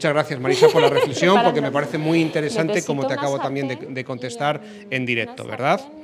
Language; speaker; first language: Spanish; native; Spanish